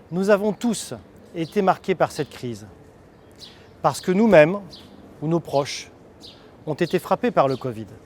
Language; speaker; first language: French; native; French